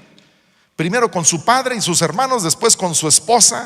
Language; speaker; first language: Spanish; non-native, local second language; English